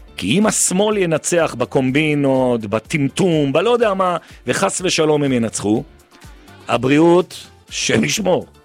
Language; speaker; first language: Hebrew; native; Hebrew